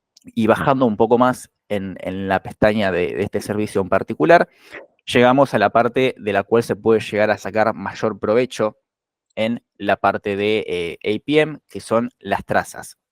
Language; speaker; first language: Spanish; native; Spanish